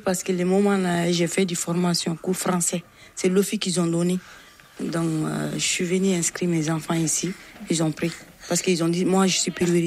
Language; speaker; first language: French; non-native, learner; Bambara